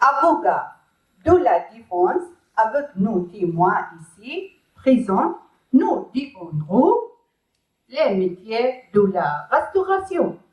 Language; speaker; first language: French; non-native, learner; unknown